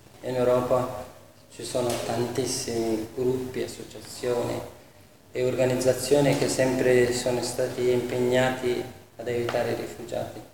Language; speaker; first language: Italian; non-native, fluent; Persian